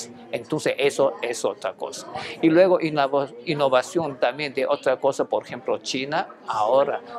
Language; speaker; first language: Spanish; non-native, fluent; Chinese